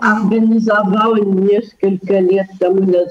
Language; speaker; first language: Russian; early bilingual, heritage; Russian